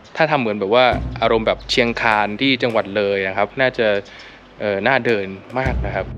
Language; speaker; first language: Thai; native; Thai